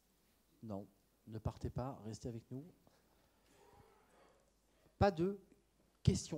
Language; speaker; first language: French; native; French